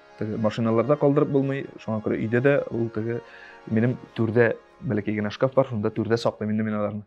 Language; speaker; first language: Tatar; native; Tatar